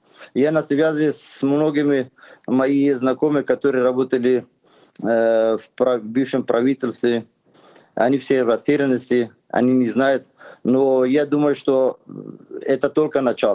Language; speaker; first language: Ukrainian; non-native, learner; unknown